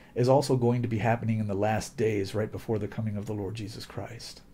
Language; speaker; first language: English; native; English